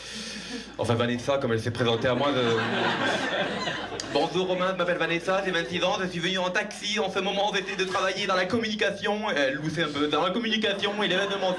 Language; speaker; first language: French; native; French